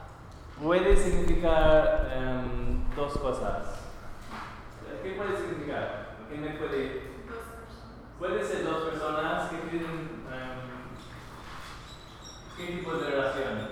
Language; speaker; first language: Spanish; non-native, fluent; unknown